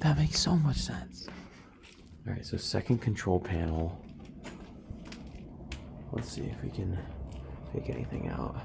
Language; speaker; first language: English; native; English